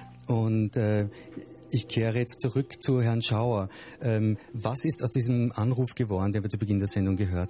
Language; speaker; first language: German; native; German